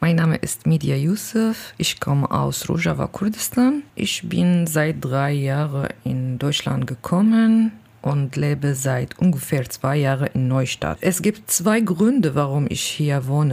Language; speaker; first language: German; non-native, learner; Kurdish